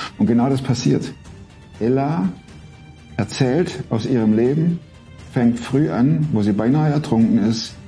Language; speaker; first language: German; native; German